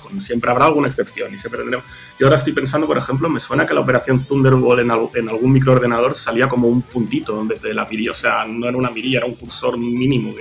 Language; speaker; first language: Spanish; native; Spanish